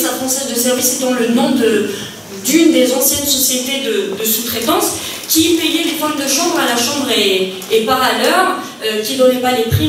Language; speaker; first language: French; native; French